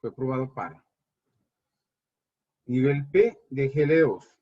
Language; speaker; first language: Spanish; native; Spanish